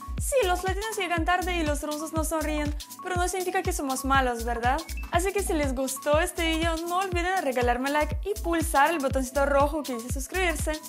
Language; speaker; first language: Spanish; non-native, fluent; Russian